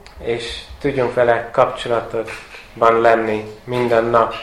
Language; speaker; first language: Hungarian; non-native, fluent; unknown